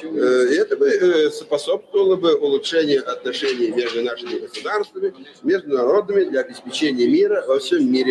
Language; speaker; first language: Russian; native; Russian